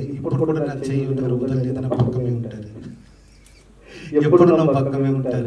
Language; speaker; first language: Telugu; non-native, learner; Tamil